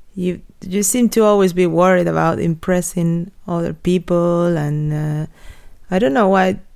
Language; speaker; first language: English; non-native, fluent; Spanish